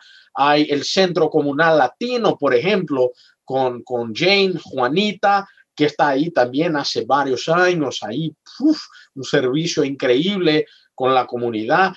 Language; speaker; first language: Spanish; non-native, fluent; Portuguese